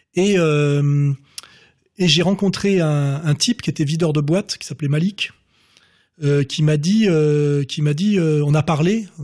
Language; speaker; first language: French; native; French